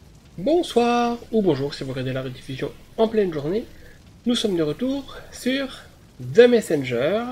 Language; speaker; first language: French; native; French